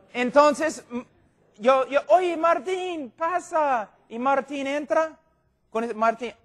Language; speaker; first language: Spanish; non-native, fluent; English